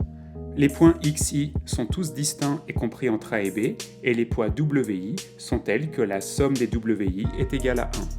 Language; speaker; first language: French; native; French